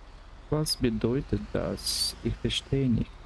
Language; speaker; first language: German; non-native, learner; Russian